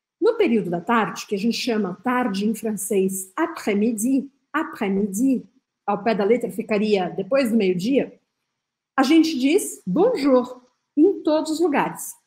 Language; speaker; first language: Portuguese; non-native, fluent; French